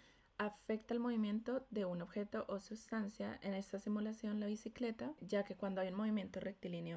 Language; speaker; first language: Spanish; native; Spanish